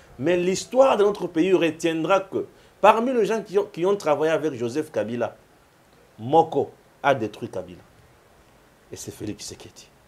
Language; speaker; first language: French; non-native, local second language; Lingala